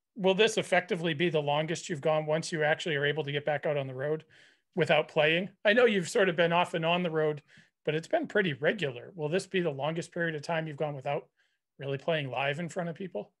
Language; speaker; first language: English; native; English